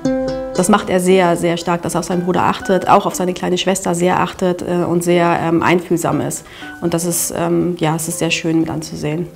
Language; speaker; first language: German; native; German